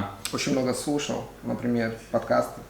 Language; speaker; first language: Russian; non-native, fluent; Italian